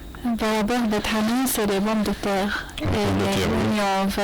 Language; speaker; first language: French; non-native, learner; Arabic